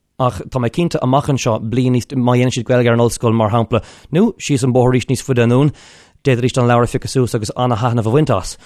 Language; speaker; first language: Irish; non-native, local second language; English